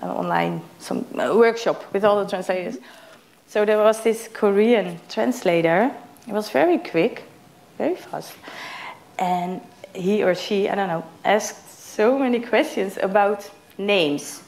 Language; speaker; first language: English; non-native, fluent; Dutch